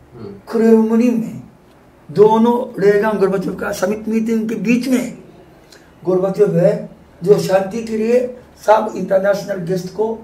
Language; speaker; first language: Hindi; non-native, fluent; Japanese